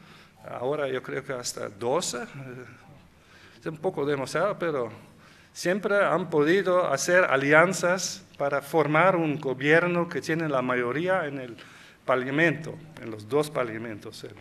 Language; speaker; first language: Spanish; non-native, fluent; Dutch